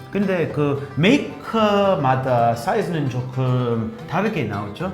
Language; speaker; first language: Korean; non-native, fluent; English